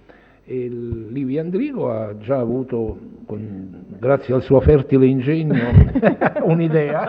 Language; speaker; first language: Italian; native; Italian